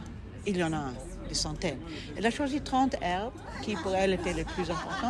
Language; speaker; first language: French; non-native, fluent; German